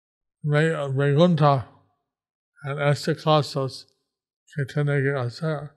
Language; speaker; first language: Spanish; non-native, learner; English